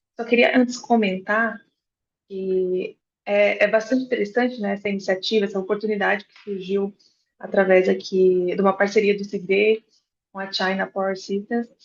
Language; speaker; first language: Portuguese; native; Portuguese